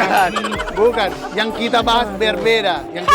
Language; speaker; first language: Indonesian; native; Indonesian